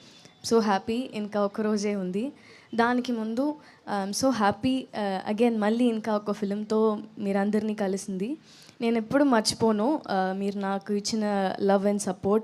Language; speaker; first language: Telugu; non-native, learner; Tamil